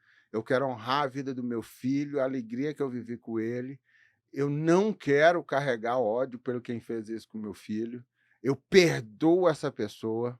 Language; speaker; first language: Portuguese; native; Portuguese